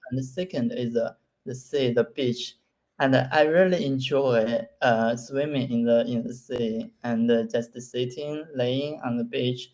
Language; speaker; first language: English; non-native, learner; Chinese